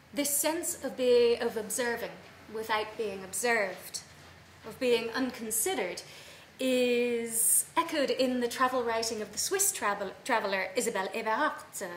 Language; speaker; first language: English; native; English